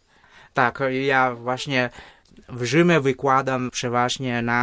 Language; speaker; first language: Polish; non-native, fluent; Vietnamese